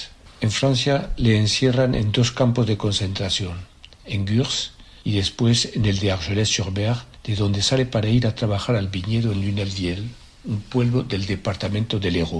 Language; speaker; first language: Spanish; native; Spanish